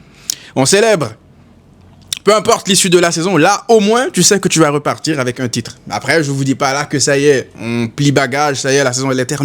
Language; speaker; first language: French; native; French